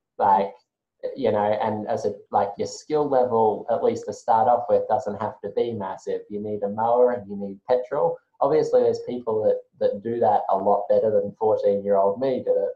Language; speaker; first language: English; native; English